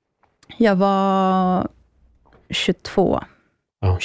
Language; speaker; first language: Swedish; early bilingual, other home language; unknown